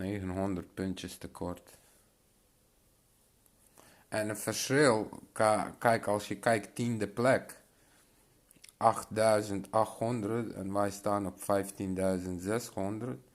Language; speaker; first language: Dutch; non-native, local second language; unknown